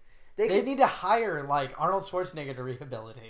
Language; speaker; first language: English; native; English